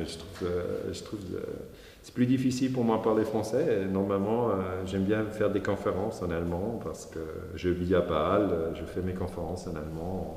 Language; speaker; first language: French; non-native, local second language; German